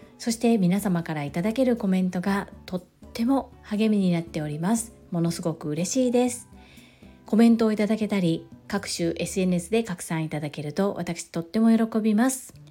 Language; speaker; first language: Japanese; native; Japanese